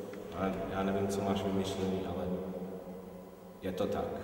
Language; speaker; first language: Czech; non-native, fluent; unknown